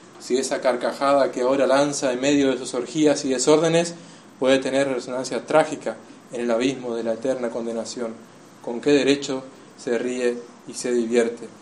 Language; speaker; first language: Spanish; native; Spanish